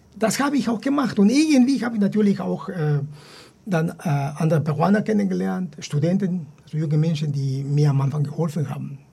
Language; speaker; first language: German; non-native, fluent; Spanish